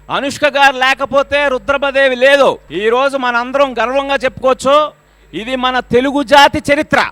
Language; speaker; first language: Telugu; native; Telugu